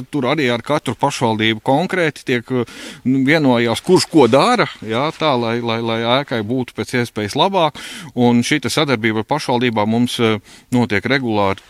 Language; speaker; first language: Latvian; native; Latvian